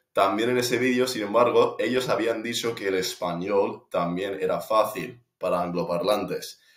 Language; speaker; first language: Spanish; non-native, fluent; English